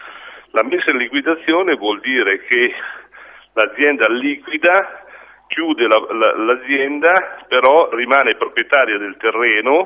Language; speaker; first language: Italian; native; Italian